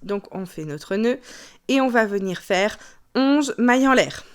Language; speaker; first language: French; native; French